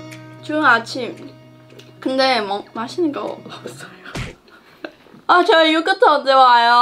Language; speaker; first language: Korean; non-native, learner; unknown